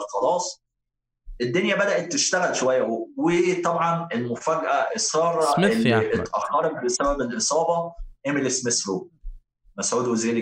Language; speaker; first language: Arabic; native; Arabic